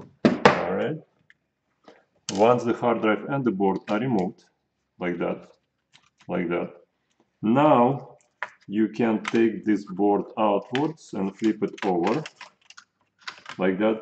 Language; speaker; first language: English; non-native, fluent; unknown